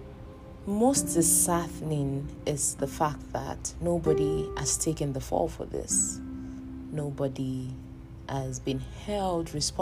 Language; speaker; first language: English; non-native, local second language; Yoruba